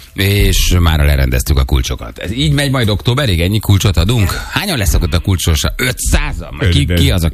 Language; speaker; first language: Hungarian; native; Hungarian